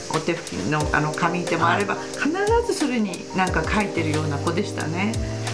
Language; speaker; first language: Japanese; native; Japanese